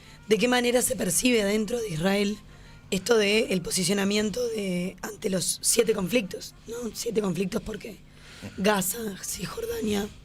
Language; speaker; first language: Spanish; native; Spanish